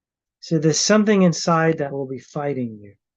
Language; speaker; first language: English; native; English